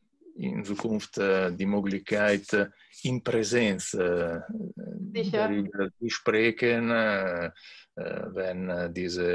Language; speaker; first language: German; non-native, learner; Italian